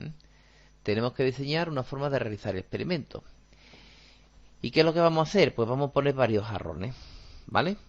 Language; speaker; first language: Spanish; native; Spanish